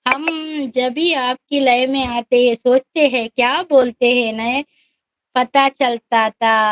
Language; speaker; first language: Hindi; non-native, local second language; Kannada